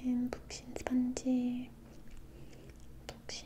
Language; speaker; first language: Korean; non-native, learner; English